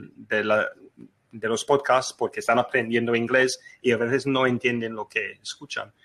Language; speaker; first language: Spanish; non-native, fluent; English